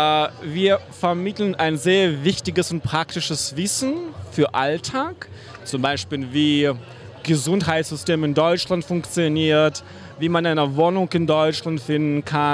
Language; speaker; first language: German; non-native, fluent; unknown